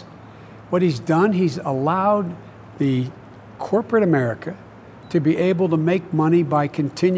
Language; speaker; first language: English; native; English